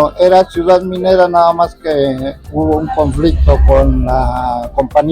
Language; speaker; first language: Spanish; native; Spanish